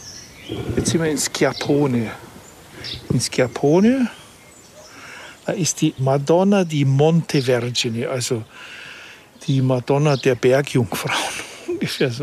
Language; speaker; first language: German; native; German